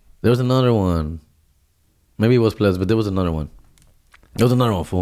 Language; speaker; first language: English; early bilingual, other home language; Spanish